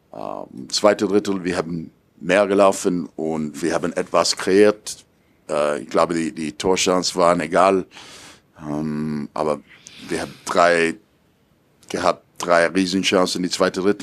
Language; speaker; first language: German; non-native, learner; English